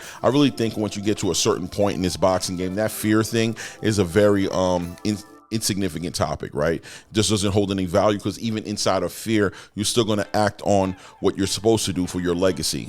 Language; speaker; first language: English; native; English